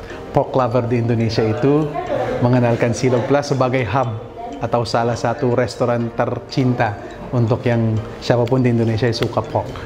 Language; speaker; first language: Indonesian; non-native, fluent; Filipino